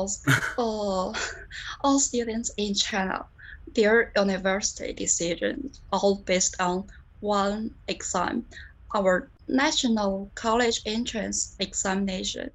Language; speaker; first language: English; non-native, learner; Chinese